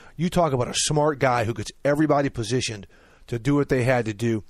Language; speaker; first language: English; native; English